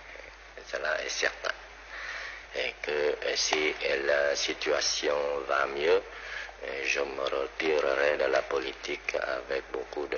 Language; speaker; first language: French; non-native, local second language; Vietnamese